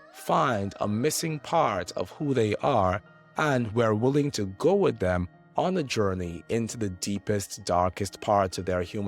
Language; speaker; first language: English; native; English